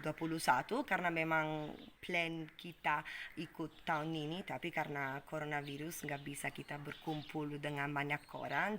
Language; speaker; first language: Indonesian; non-native, fluent; Italian